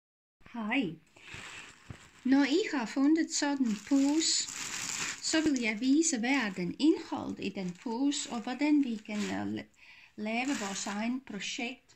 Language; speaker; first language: Danish; non-native, fluent; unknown